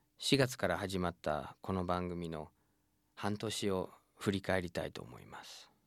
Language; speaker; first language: Japanese; non-native, fluent; English